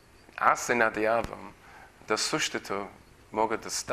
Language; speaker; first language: Bulgarian; non-native, fluent; English